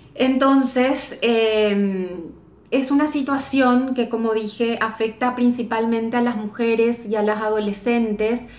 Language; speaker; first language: Spanish; native; Spanish